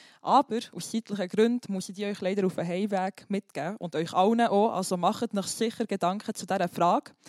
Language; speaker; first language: German; early bilingual, other home language; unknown